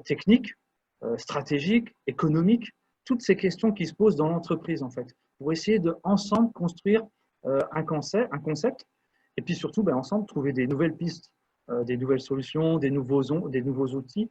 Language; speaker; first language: French; native; French